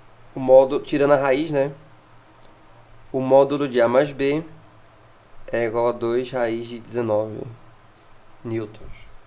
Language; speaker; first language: Portuguese; native; Portuguese